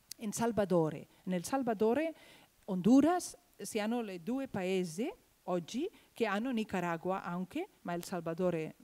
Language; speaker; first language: Italian; non-native, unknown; Catalan